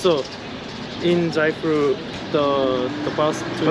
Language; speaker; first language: English; non-native, learner; Korean